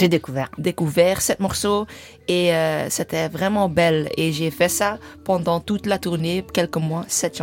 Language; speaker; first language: French; non-native, learner; English